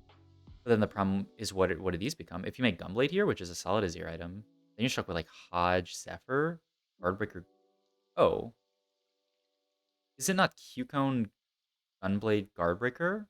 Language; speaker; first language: English; native; English